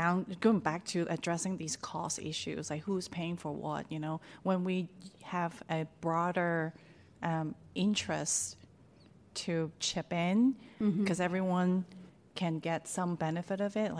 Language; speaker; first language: English; non-native, local second language; Cantonese